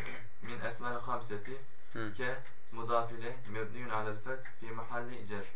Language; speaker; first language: Arabic; non-native, learner; Turkish